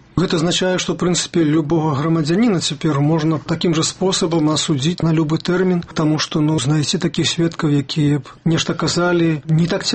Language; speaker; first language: Belarusian; native; Belarusian